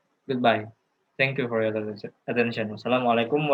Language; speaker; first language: English; non-native, learner; Indonesian